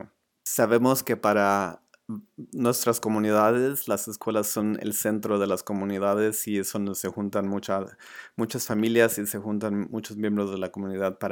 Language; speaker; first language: Spanish; early bilingual, other home language; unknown